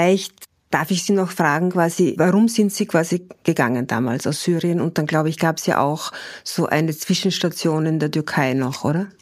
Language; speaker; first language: German; native; German